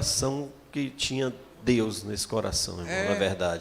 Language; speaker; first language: Portuguese; native; Portuguese